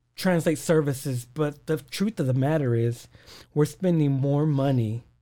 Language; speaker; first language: English; early bilingual, other home language; Spanish